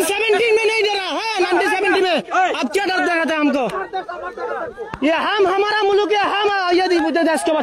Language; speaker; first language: Hindi; non-native, learner; Bangla